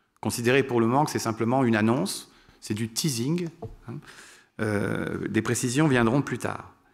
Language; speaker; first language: French; native; French